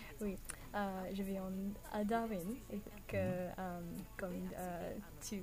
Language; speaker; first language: French; non-native, learner; English